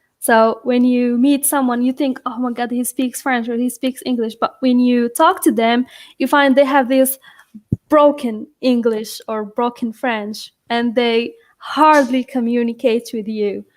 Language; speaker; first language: English; non-native, fluent; Arabic